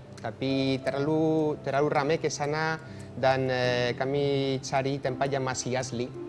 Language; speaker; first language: Indonesian; non-native, fluent; Catalan